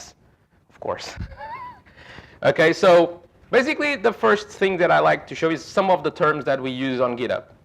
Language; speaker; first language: English; non-native, fluent; Portuguese